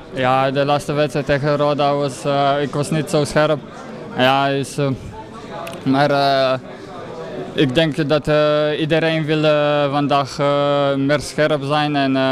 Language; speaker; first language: Dutch; non-native, learner; Slovenian